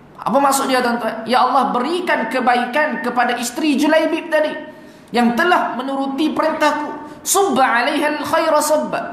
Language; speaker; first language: Malay; native; Malay